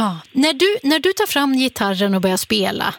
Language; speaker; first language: Swedish; native; Swedish